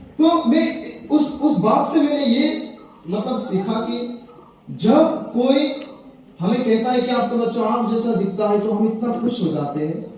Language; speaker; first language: Hindi; non-native, local second language; Nepali